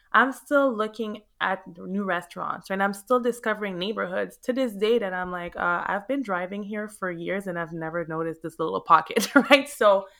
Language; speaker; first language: English; native; English